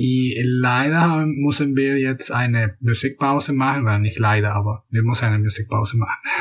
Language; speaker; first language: German; non-native, fluent; Spanish